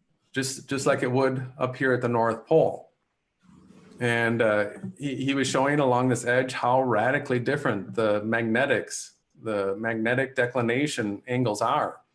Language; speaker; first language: English; native; English